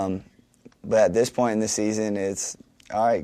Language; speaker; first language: English; native; English